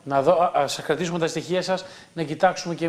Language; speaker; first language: Greek; native; Greek